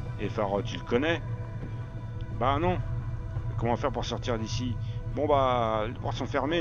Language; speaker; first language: French; native; French